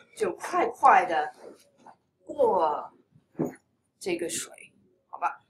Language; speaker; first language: Chinese; non-native, fluent; English